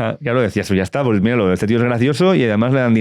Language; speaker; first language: Spanish; native; Spanish